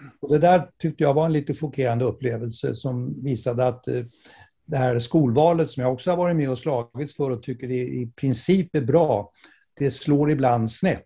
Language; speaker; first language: Swedish; native; Swedish